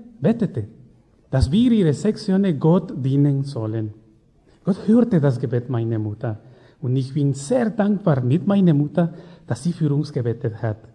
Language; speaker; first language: German; non-native, learner; Spanish